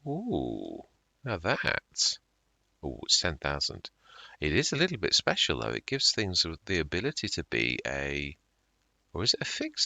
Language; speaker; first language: English; native; English